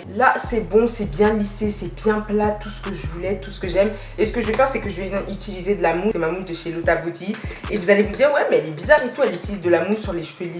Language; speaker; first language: French; native; French